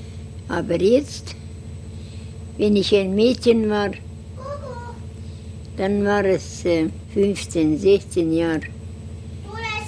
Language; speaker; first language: German; non-native, learner; Estonian